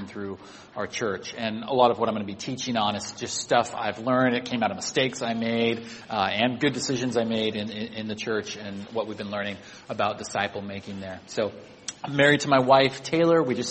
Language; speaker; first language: English; native; English